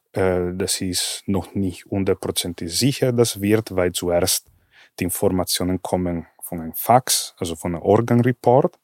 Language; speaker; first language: German; non-native, fluent; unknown